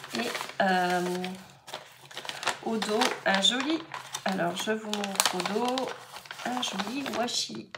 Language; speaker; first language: French; native; French